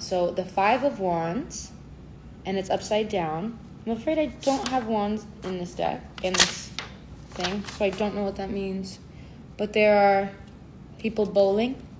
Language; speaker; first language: English; native; English